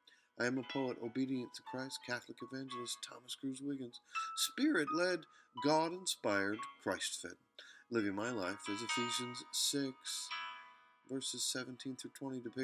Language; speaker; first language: English; native; English